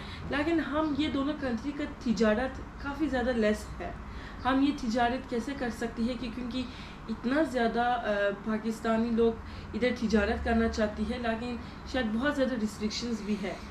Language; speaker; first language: Hindi; non-native, learner; Turkish